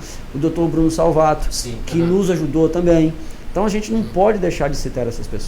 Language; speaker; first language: Portuguese; native; Portuguese